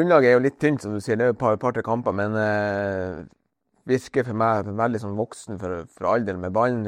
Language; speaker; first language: Norwegian; native; Norwegian